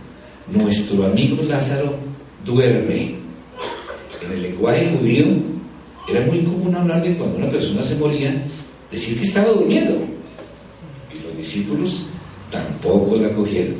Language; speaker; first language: Spanish; native; Spanish